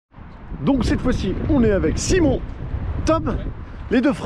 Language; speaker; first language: French; native; French